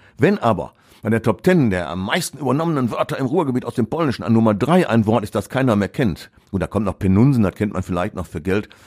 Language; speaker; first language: German; native; German